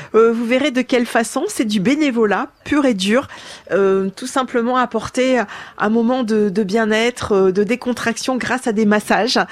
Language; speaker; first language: French; native; French